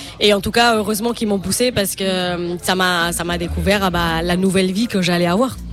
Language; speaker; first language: French; non-native, fluent; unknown